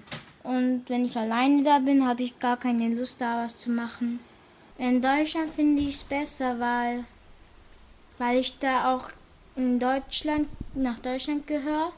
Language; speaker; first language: German; early bilingual, other home language; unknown